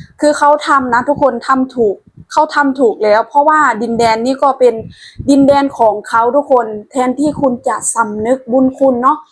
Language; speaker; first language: Thai; non-native, local second language; Lao